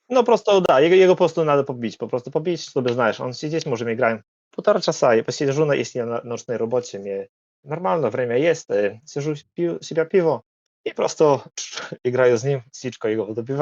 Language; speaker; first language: Russian; non-native, learner; Polish